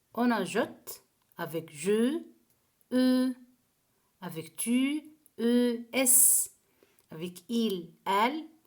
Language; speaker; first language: French; non-native, fluent; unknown